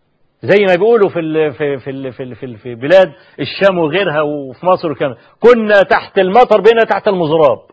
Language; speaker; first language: Arabic; native; Arabic